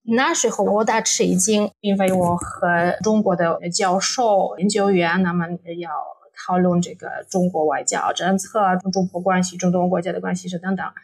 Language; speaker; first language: Chinese; non-native, fluent; Polish